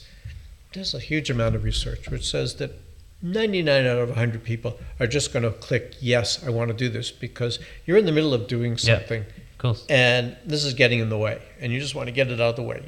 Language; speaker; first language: English; native; English